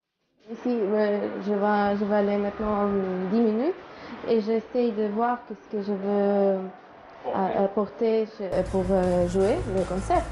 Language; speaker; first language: French; non-native, learner; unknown